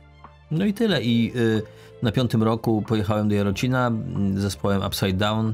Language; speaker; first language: Polish; native; Polish